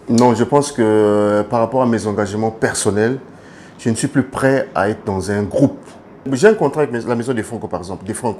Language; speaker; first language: French; non-native, local second language; Lingala